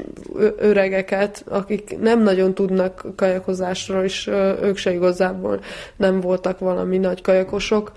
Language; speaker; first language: Hungarian; early bilingual, heritage; Hungarian